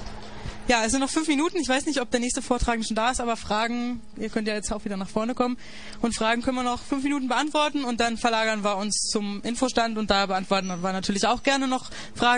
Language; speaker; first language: German; native; German